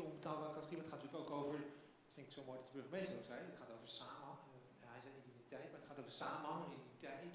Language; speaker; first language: Dutch; native; Dutch